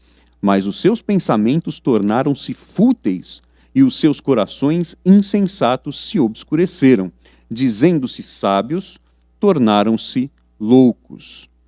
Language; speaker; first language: Portuguese; native; Portuguese